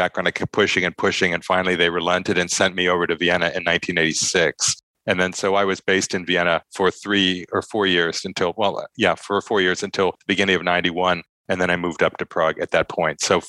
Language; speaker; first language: English; native; English